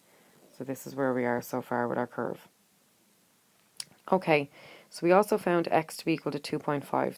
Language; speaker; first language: English; native; English